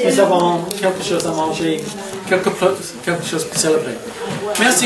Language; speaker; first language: French; non-native, learner; English